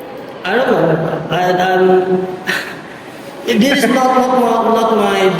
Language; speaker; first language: English; non-native, learner; Indonesian